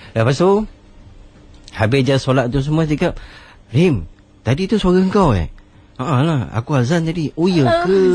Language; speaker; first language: Malay; non-native, local second language; Chinese